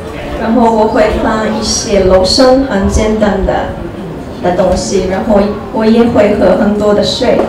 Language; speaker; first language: Chinese; non-native, learner; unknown